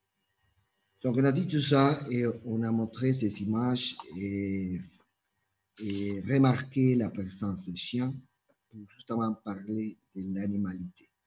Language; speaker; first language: French; non-native, fluent; Spanish